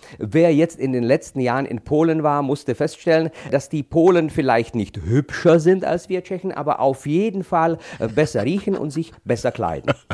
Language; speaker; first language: German; non-native, fluent; Czech